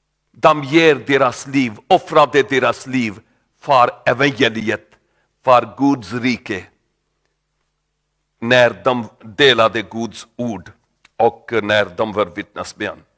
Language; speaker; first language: Swedish; non-native, learner; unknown